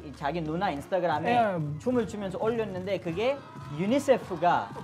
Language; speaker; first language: Korean; non-native, fluent; Urdu